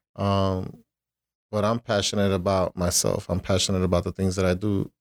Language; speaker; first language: English; early bilingual, other home language; Spanish